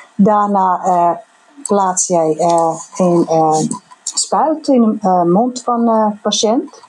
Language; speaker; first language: Dutch; non-native, fluent; Finnish